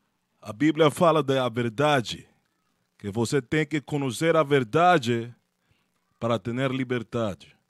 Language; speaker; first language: Portuguese; non-native, fluent; Spanish